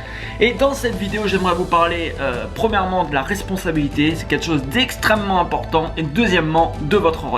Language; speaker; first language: French; native; French